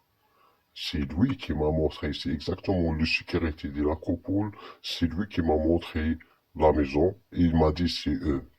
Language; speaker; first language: French; non-native, learner; Arabic